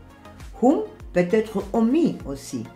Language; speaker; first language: French; non-native, fluent; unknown